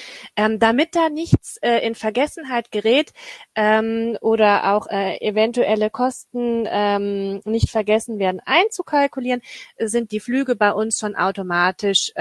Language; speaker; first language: German; native; German